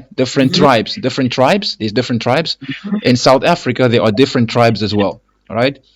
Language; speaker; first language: English; non-native, fluent; Lingala